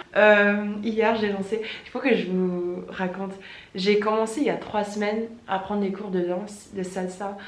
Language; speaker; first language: French; non-native, fluent; English